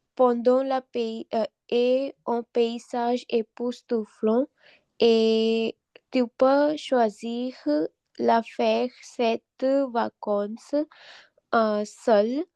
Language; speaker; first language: French; non-native, learner; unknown